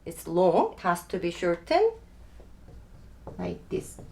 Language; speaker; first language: English; non-native, fluent; Korean